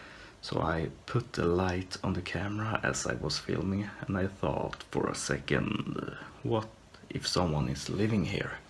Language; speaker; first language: English; non-native, fluent; Swedish